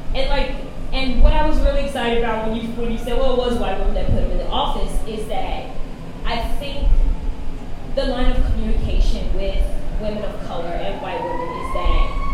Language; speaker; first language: English; native; English